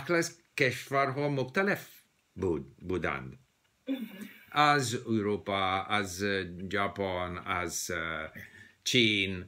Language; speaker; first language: Persian; non-native, learner; English